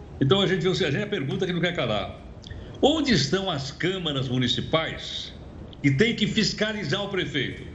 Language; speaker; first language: Portuguese; native; Portuguese